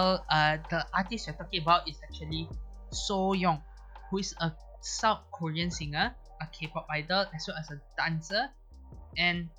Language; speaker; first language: English; non-native, local second language; Chinese